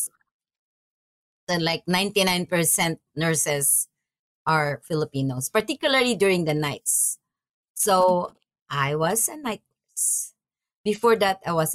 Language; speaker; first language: English; non-native, local second language; Maranao